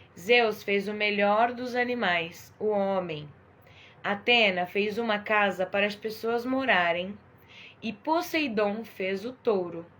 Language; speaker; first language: Portuguese; native; Portuguese